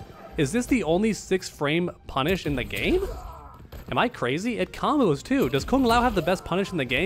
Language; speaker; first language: English; native; English